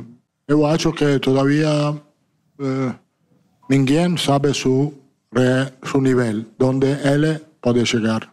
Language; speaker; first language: Portuguese; non-native, fluent; Italian